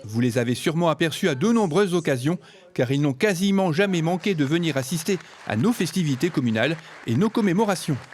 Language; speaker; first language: French; native; French